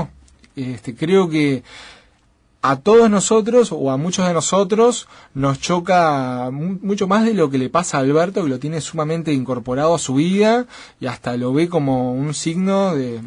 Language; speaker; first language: Spanish; native; Spanish